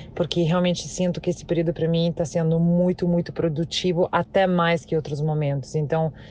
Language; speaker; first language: Portuguese; non-native, fluent; Italian